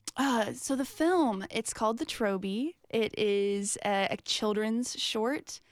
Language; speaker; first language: English; native; English